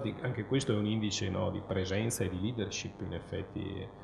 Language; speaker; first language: Italian; native; Italian